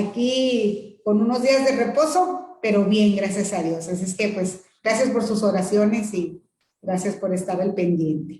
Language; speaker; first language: Spanish; native; Spanish